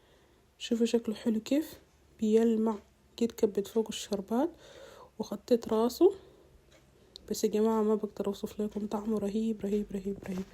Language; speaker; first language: Arabic; native; Arabic